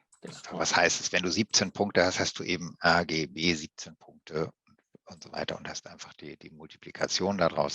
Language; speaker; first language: German; native; German